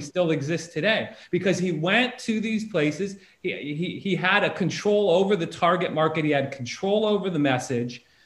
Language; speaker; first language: English; native; English